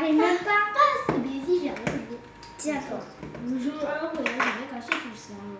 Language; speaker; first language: French; native; French